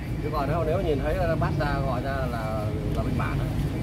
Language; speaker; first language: Vietnamese; native; Vietnamese